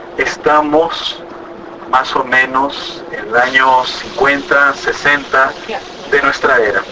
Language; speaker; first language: Spanish; native; Spanish